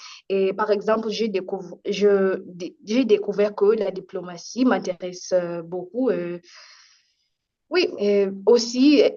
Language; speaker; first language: French; non-native, fluent; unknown